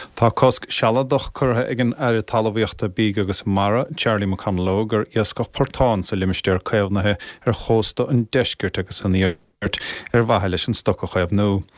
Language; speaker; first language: Irish; native; Irish